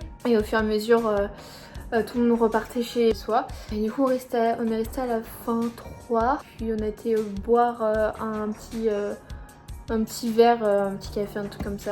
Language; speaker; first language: French; native; French